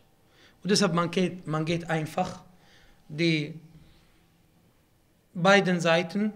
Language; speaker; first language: German; non-native, fluent; Arabic